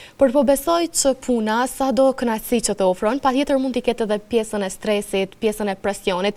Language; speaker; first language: Albanian; native; Albanian